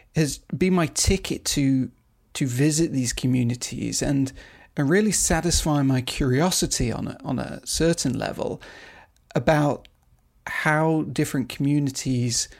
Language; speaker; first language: English; native; English